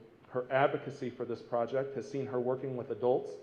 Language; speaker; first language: English; native; English